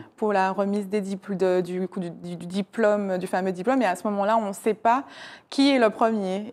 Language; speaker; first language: French; native; French